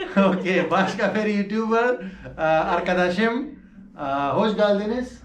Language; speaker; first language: Turkish; non-native, learner; Urdu